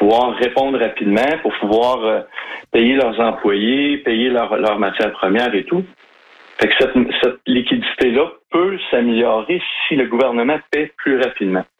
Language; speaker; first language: French; native; French